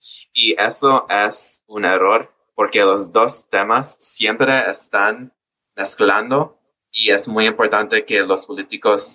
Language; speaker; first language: Spanish; early bilingual, heritage; English